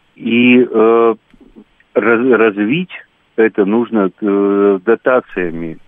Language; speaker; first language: Russian; native; Russian